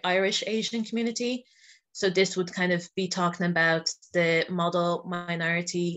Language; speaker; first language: English; native; English